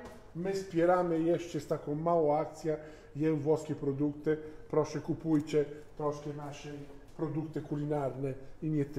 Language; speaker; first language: Polish; non-native, fluent; Italian